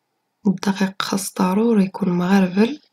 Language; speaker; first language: Arabic; native; Arabic